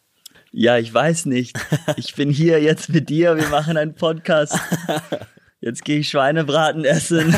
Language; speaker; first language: German; early bilingual, heritage; German